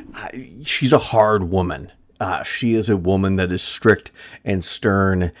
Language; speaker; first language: English; early bilingual, other home language; German